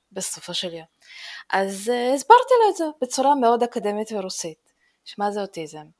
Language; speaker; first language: Hebrew; early bilingual, other home language; Russian